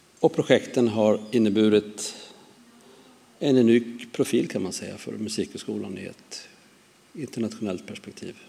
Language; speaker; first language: Swedish; native; Swedish